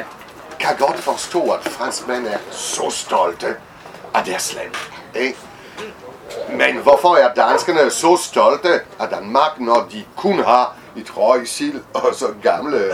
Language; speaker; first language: Danish; non-native, fluent; French